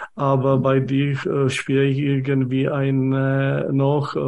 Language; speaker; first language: German; non-native, fluent; Czech